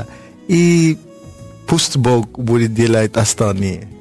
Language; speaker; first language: Russian; non-native, learner; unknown